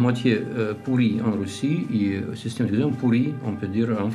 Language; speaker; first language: French; non-native, learner; Russian